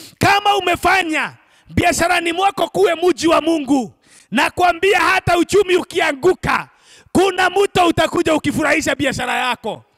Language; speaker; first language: Swahili; non-native, local second language; Kikuyu